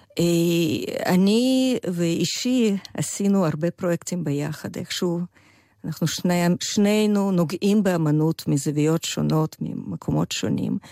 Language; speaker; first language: Hebrew; non-native, fluent; Russian